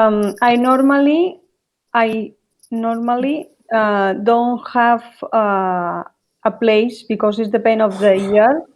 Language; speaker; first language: English; non-native, learner; Spanish